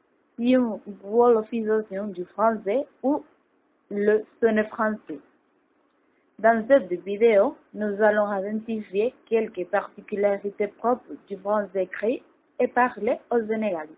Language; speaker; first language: French; non-native, learner; Spanish